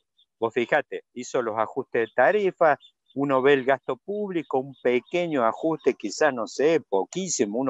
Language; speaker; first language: Spanish; native; Spanish